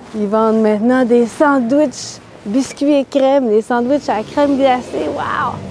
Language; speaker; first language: French; native; French